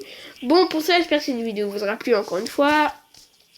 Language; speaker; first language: French; native; French